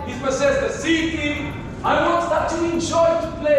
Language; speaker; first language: English; non-native, learner; Portuguese